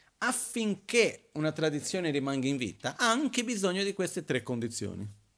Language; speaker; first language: Italian; non-native, fluent; Portuguese